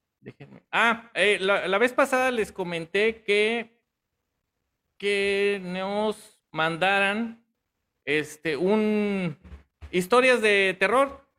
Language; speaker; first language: Spanish; native; Spanish